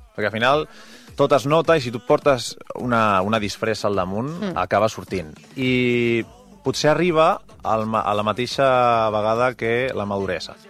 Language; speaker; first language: Catalan; non-native, local second language; Spanish